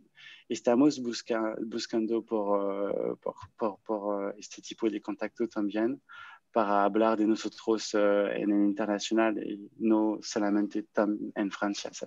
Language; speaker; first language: Spanish; non-native, learner; French